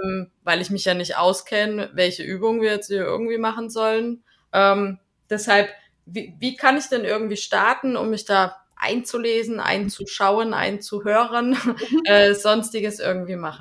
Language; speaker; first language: German; native; German